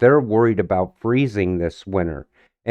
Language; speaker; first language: English; native; English